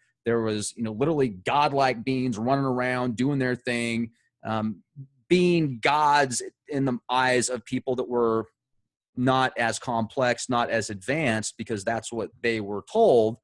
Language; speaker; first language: English; native; English